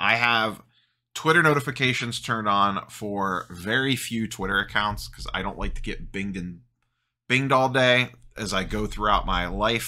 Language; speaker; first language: English; native; English